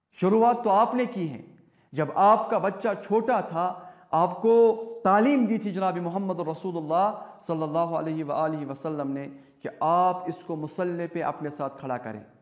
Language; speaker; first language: Hindi; non-native, local second language; Kashmiri